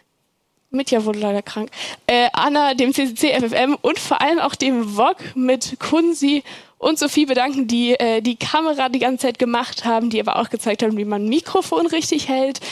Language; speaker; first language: German; native; German